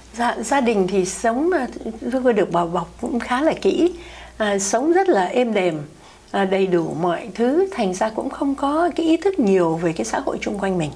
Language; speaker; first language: Vietnamese; native; Vietnamese